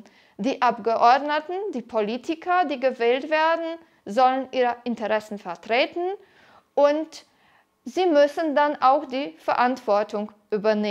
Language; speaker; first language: German; non-native, fluent; Polish